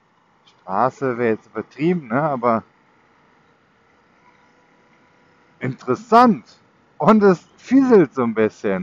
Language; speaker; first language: German; native; German